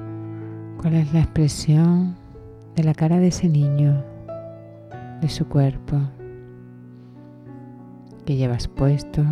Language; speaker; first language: Spanish; native; Spanish